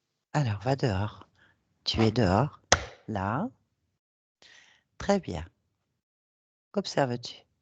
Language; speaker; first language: French; native; French